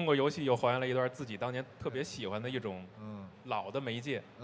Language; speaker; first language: Chinese; native; Chinese